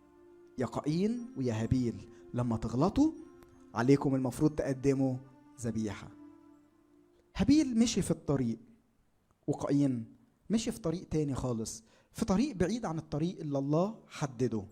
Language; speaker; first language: Arabic; native; Arabic